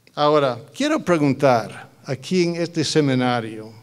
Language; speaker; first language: Spanish; non-native, fluent; English